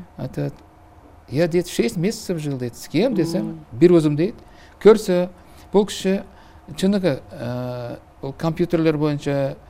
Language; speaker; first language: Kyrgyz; non-native, local second language; Uzbek